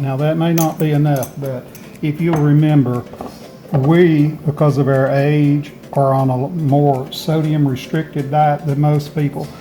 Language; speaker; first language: English; native; English